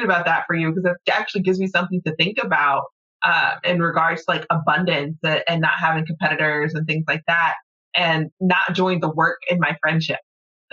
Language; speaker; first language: English; native; English